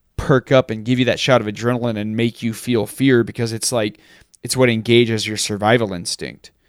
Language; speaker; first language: English; native; English